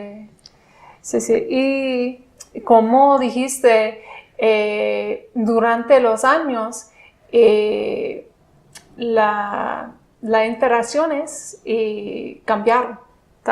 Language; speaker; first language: Spanish; non-native, fluent; English